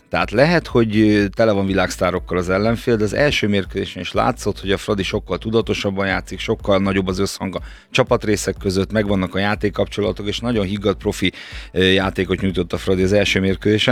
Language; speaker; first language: Hungarian; native; Hungarian